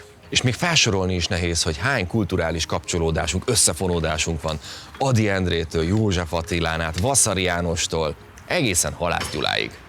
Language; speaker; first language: Hungarian; native; Hungarian